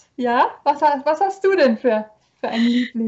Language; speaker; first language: German; native; German